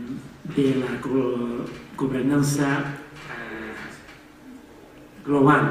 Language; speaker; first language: Spanish; non-native, fluent; Chinese